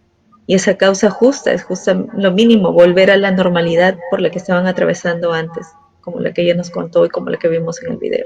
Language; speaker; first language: Spanish; native; Spanish